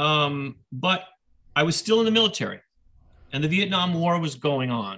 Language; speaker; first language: English; native; English